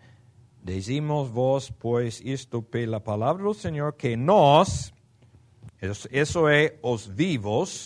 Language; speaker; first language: Portuguese; non-native, fluent; Spanish